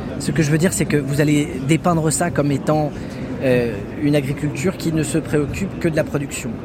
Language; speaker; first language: French; native; French